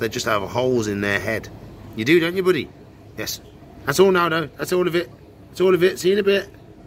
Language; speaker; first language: English; native; English